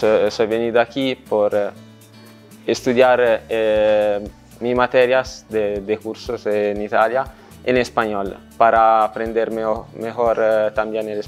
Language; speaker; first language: Spanish; non-native, learner; Italian